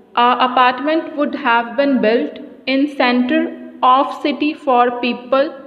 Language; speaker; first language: English; non-native, local second language; Punjabi